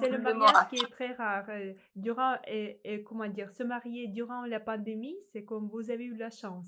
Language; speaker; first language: French; non-native, fluent; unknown